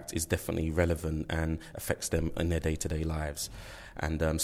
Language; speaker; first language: English; native; English